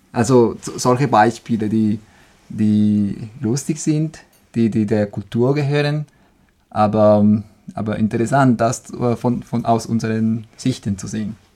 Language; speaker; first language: German; non-native, fluent; Spanish